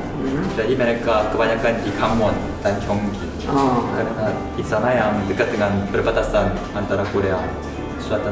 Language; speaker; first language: Indonesian; non-native, fluent; Korean